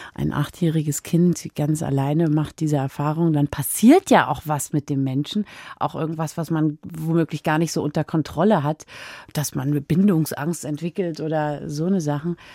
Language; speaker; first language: German; native; German